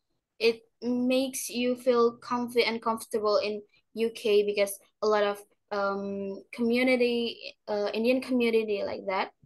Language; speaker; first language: English; non-native, learner; Indonesian